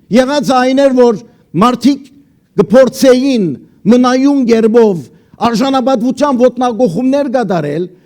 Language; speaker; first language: Armenian; early bilingual, heritage; Armenian